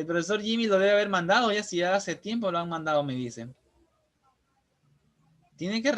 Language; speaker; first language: Spanish; native; Spanish